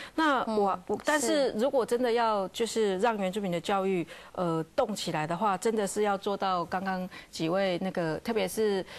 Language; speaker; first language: Chinese; native; Chinese